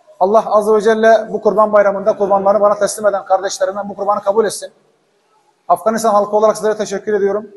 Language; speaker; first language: Turkish; non-native, fluent; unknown